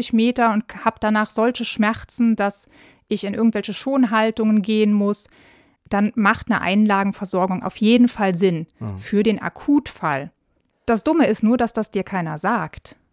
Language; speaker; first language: German; native; German